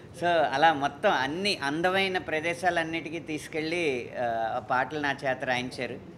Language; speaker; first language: Telugu; native; Telugu